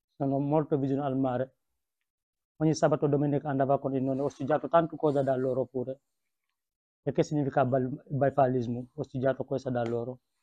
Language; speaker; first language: Italian; non-native, learner; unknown